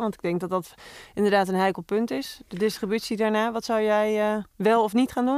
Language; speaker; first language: Dutch; native; Dutch